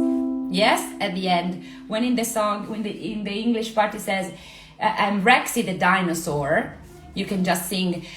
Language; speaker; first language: English; non-native, fluent; Italian